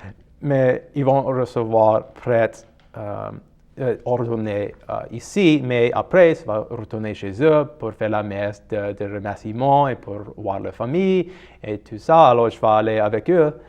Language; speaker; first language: French; non-native, local second language; English